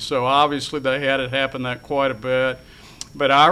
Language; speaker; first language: English; native; English